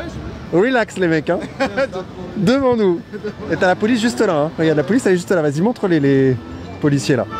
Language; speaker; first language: French; native; French